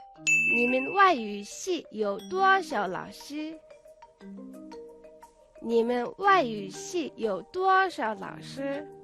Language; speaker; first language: Chinese; non-native, fluent; Mongolian